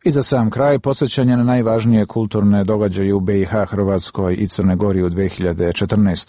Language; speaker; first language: Serbian; native; Serbian